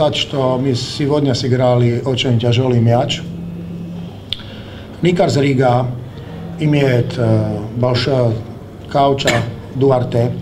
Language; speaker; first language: Russian; non-native, learner; Slovak